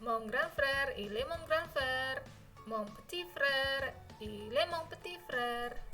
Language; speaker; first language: French; non-native, fluent; Indonesian